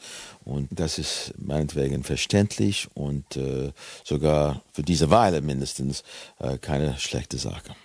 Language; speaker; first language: German; non-native, fluent; English